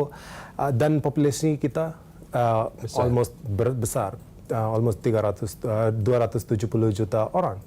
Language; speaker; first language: Indonesian; non-native, learner; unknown